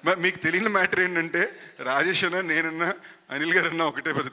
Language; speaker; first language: Telugu; native; Telugu